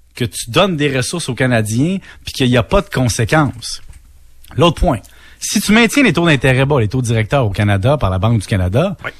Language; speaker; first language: French; native; French